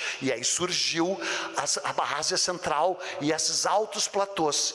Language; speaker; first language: Portuguese; native; Portuguese